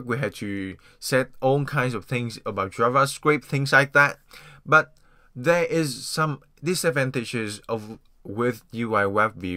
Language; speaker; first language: English; non-native, fluent; Vietnamese